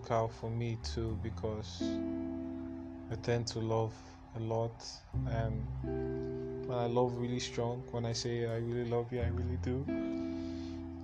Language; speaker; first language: English; non-native, local second language; Igbo